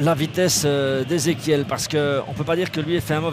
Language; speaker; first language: French; native; French